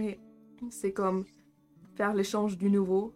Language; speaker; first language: French; non-native, fluent; German